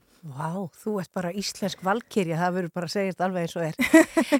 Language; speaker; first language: Icelandic; native; Icelandic